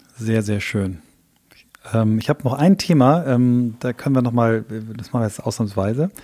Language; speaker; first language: German; native; German